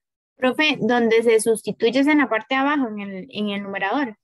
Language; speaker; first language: Spanish; native; Spanish